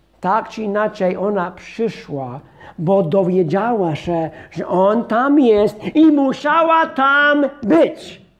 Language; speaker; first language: Polish; non-native, fluent; English